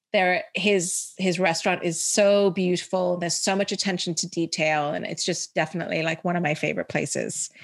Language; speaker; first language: English; early bilingual, heritage; Arabic